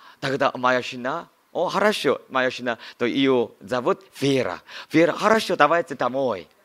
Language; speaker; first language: Russian; non-native, learner; Korean